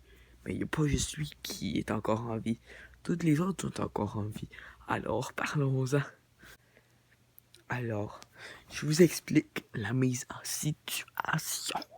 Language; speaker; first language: French; native; French